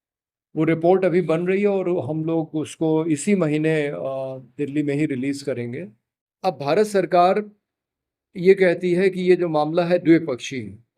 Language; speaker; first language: Hindi; native; Hindi